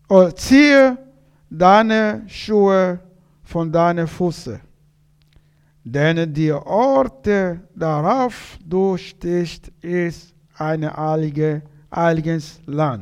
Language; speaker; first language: German; non-native, learner; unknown